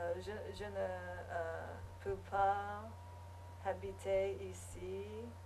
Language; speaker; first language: French; non-native, learner; English